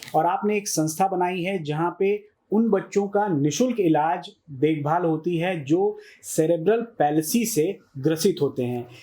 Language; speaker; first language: Hindi; native; Hindi